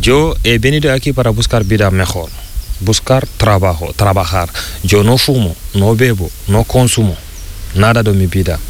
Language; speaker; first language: Spanish; non-native, learner; Fula